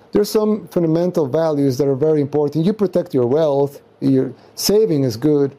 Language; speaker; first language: English; non-native, fluent; Spanish